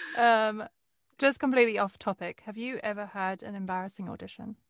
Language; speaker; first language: English; native; English